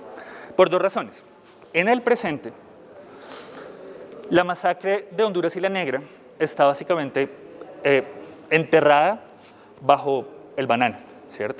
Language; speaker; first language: Spanish; native; Spanish